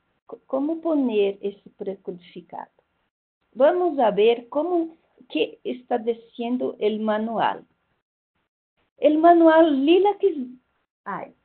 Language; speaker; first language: Spanish; non-native, fluent; Portuguese